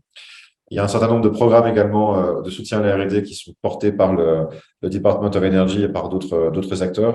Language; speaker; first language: French; native; French